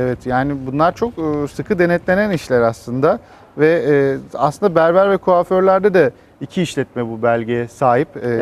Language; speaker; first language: Turkish; native; Turkish